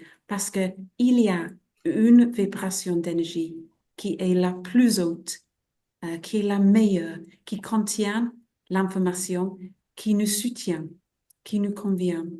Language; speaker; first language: French; non-native, fluent; English